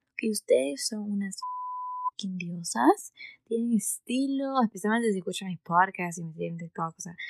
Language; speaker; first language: Spanish; early bilingual, heritage; Spanish